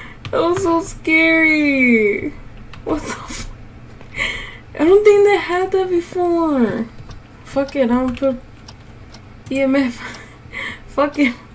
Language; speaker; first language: English; early bilingual, other home language; Spanish